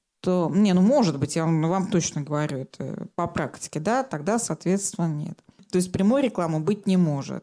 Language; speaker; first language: Russian; native; Russian